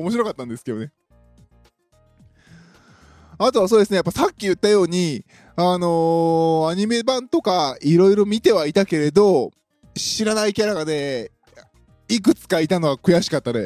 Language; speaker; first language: Japanese; native; Japanese